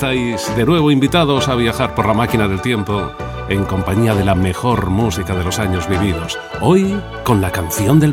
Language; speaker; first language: Spanish; native; Spanish